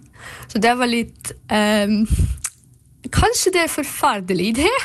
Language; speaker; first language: Norwegian; non-native, fluent; Russian